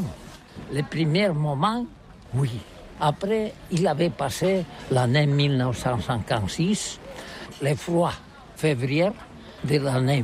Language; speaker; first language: French; non-native, learner; Catalan